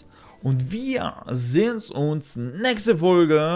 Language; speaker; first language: German; non-native, learner; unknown